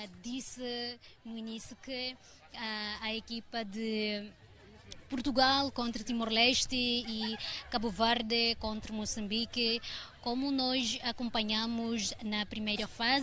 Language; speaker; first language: Portuguese; non-native, local second language; Tetum